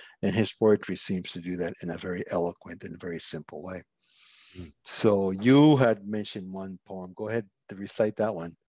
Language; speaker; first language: English; non-native, fluent; Spanish